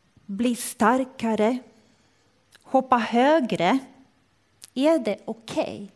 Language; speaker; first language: Swedish; non-native, fluent; Croatian